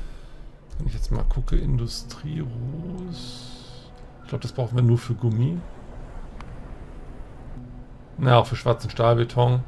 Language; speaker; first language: German; native; German